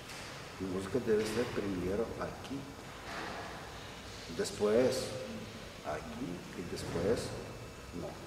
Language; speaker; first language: Spanish; non-native, learner; Russian